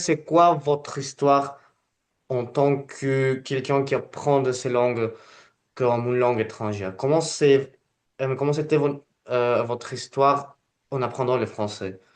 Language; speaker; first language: French; non-native, fluent; Spanish